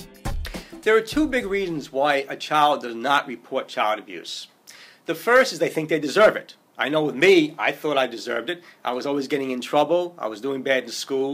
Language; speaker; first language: English; native; English